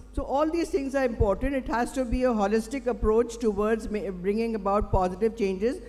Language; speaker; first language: English; non-native, local second language; Urdu